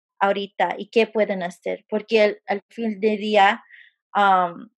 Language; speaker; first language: Spanish; early bilingual, heritage; Spanish